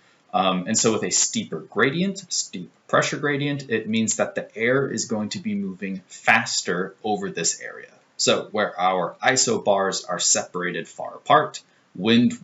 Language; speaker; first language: English; native; English